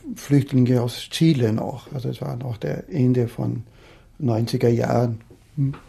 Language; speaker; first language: German; non-native, fluent; Portuguese